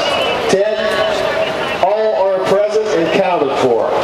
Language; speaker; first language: English; native; English